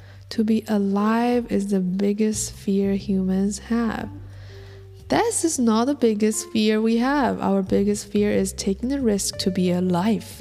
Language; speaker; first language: English; non-native, fluent; Chinese